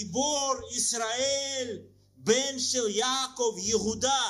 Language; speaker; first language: Hebrew; non-native, fluent; Russian